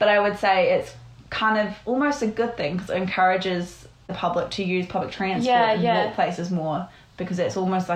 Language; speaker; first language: English; native; English